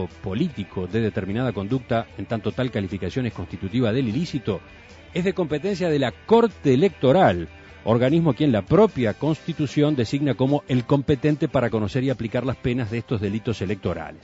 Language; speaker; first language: Spanish; native; Spanish